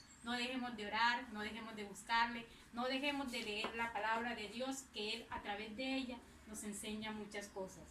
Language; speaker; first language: Spanish; native; Spanish